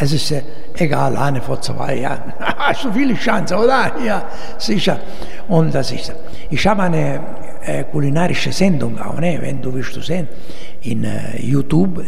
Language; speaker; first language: German; non-native, local second language; Italian